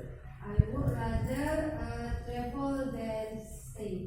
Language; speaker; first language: English; non-native, learner; Indonesian